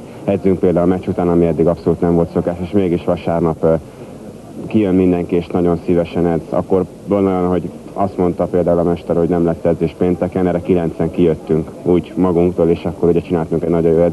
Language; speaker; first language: Hungarian; native; Hungarian